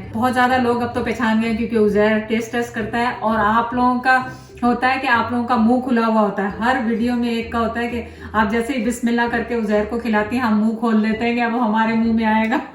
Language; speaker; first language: Urdu; native; Urdu